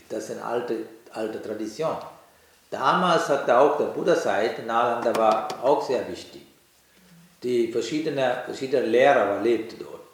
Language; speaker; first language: German; non-native, learner; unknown